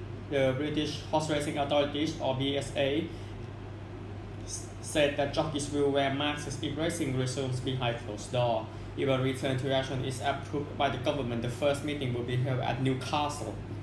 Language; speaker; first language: English; non-native, fluent; Thai